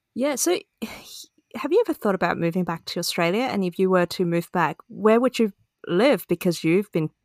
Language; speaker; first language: English; non-native, local second language; Cantonese